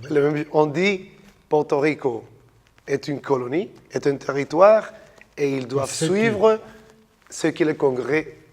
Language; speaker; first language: French; non-native, fluent; Spanish